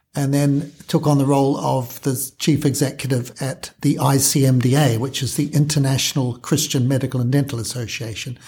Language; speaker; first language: English; native; English